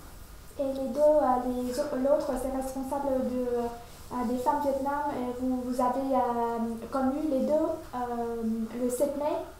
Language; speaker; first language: French; non-native, fluent; Vietnamese